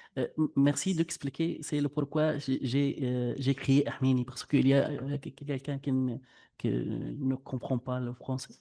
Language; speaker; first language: French; non-native, local second language; Arabic